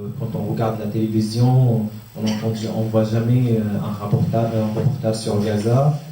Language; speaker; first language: French; non-native, fluent; Arabic